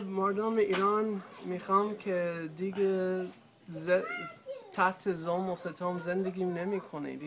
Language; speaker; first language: Persian; non-native, learner; English